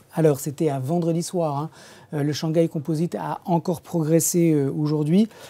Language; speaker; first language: French; native; French